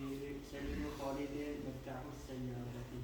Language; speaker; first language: Arabic; non-native, learner; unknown